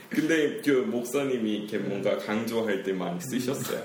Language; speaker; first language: Korean; non-native, fluent; English